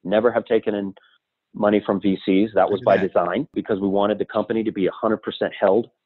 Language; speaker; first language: English; native; English